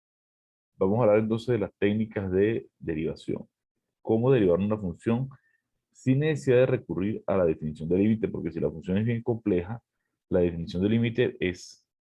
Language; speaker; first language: Spanish; native; Spanish